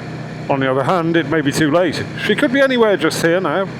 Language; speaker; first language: English; native; English